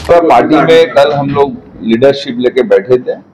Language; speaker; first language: Hindi; non-native, local second language; Bangla